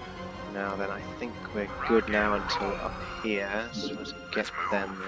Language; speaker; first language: English; native; English